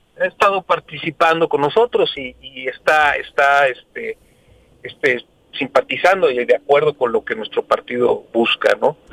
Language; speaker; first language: Spanish; native; Spanish